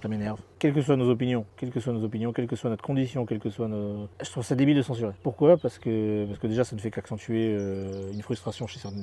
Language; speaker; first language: French; native; French